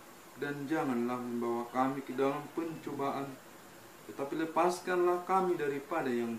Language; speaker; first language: Indonesian; native; Indonesian